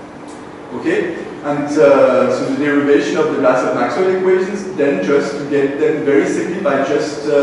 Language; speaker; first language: English; non-native, fluent; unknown